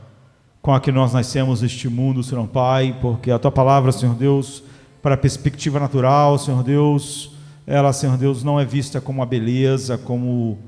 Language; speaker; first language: Portuguese; native; Portuguese